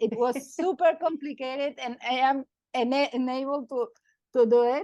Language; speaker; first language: English; non-native, learner; Catalan